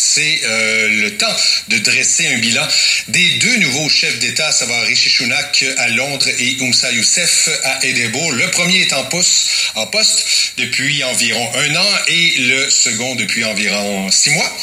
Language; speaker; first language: French; native; French